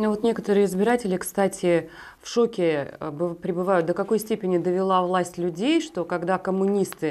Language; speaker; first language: Russian; native; Russian